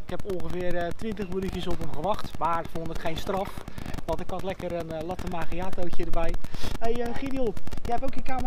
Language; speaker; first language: Dutch; native; Dutch